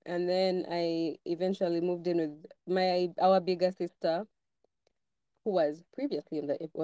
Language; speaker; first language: English; non-native, local second language; Ganda